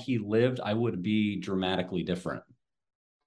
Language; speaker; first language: English; native; English